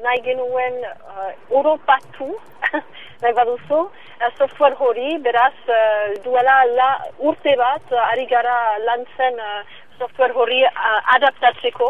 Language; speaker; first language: Basque; non-native, local second language; French